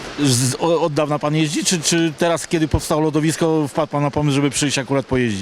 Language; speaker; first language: Polish; native; Polish